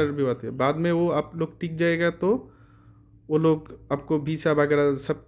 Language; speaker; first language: Hindi; non-native, learner; Bangla